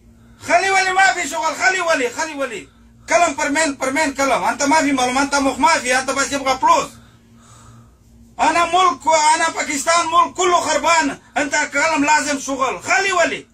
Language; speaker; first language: Arabic; non-native, learner; Urdu